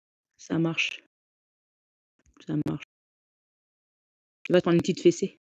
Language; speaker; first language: French; native; French